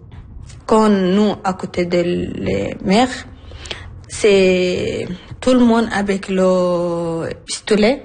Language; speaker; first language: French; non-native, learner; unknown